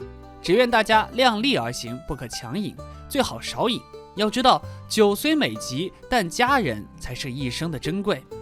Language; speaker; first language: Chinese; native; Chinese